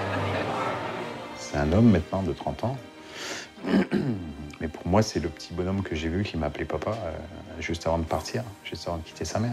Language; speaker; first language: French; native; French